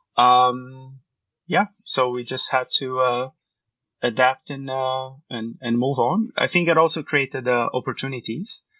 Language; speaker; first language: English; non-native, fluent; Portuguese